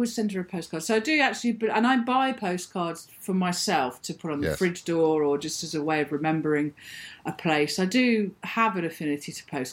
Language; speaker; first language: English; native; English